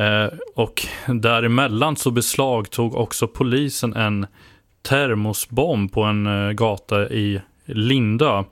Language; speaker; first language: Swedish; native; Swedish